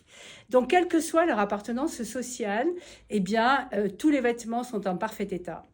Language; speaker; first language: French; native; French